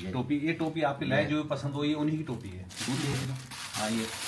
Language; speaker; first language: Urdu; native; Urdu